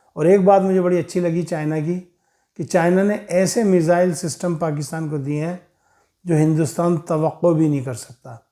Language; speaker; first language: Urdu; native; Urdu